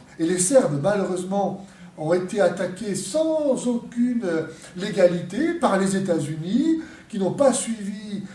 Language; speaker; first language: French; native; French